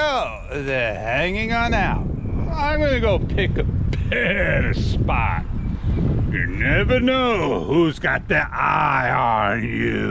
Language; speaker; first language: English; native; English